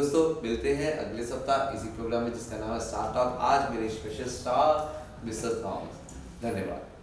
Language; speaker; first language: Hindi; native; Hindi